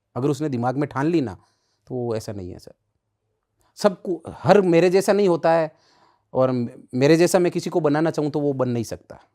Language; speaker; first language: Hindi; native; Hindi